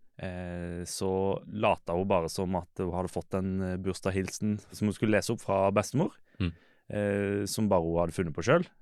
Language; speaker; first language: Norwegian; native; Norwegian